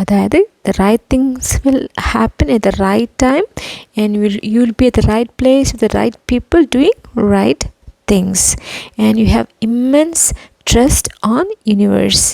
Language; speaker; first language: English; non-native, local second language; Malayalam